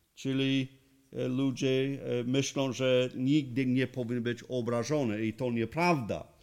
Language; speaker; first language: Polish; non-native, learner; English